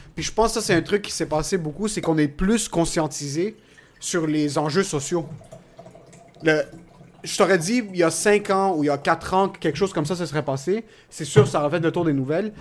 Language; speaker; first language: French; early bilingual, other home language; Arabic